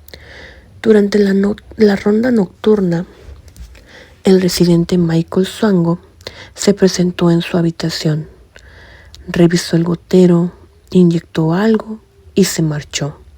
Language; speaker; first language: Spanish; native; Spanish